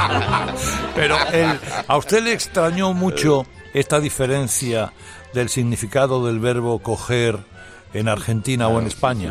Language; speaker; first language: Spanish; native; Spanish